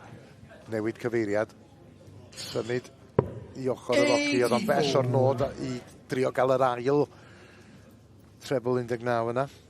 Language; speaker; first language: Welsh; native; Welsh